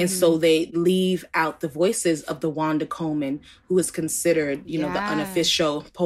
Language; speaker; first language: English; native; English